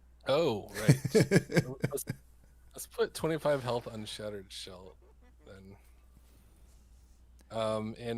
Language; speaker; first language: English; native; English